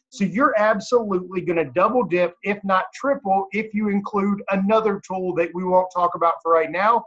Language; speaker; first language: English; native; English